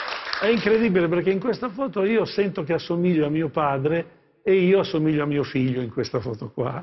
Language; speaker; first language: Italian; native; Italian